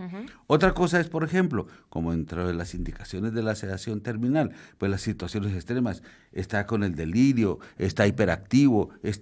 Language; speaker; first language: Spanish; native; Spanish